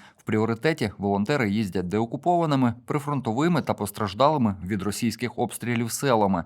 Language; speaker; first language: Ukrainian; native; Ukrainian